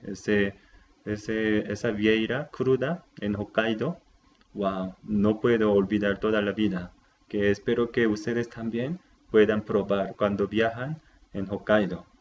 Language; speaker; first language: Spanish; non-native, fluent; Japanese